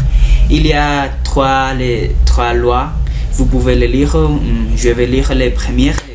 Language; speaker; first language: French; non-native, learner; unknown